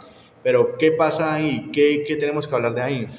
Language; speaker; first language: Spanish; native; Spanish